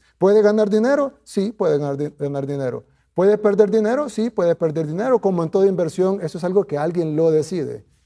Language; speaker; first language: Spanish; native; Spanish